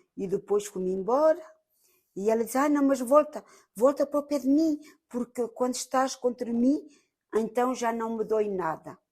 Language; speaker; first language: Portuguese; early bilingual, heritage; Portuguese